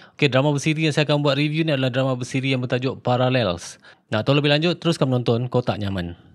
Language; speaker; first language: Malay; native; Malay